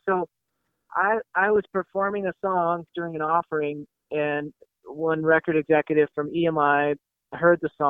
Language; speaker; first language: English; native; English